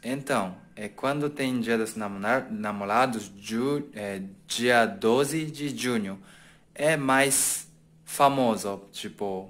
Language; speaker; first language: Portuguese; non-native, learner; Japanese